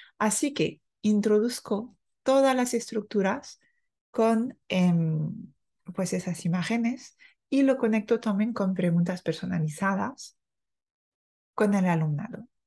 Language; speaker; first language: Spanish; non-native, fluent; French